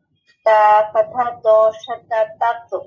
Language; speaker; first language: Arabic; non-native, learner; Bangla